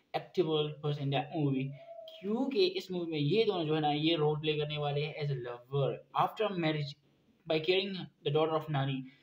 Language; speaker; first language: Hindi; native; Hindi